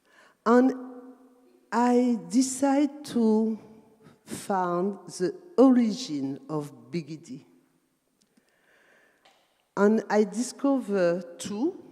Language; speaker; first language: English; non-native, learner; French